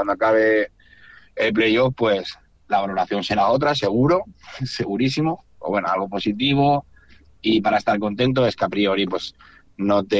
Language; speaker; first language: Spanish; native; Spanish